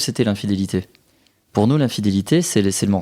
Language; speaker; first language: French; native; French